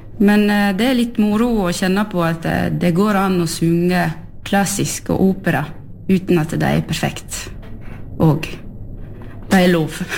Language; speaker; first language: Norwegian; non-native, fluent; French